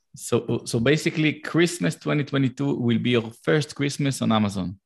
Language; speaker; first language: English; non-native, learner; Hebrew